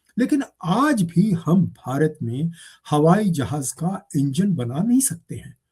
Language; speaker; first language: Hindi; native; Hindi